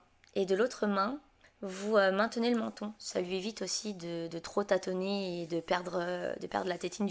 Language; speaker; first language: French; native; French